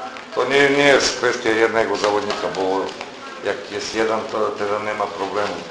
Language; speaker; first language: Polish; non-native, learner; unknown